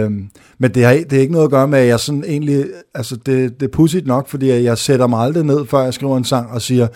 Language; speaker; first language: Danish; native; Danish